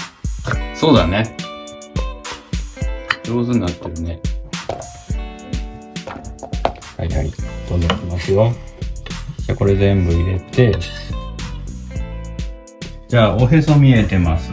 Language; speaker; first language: Japanese; native; Japanese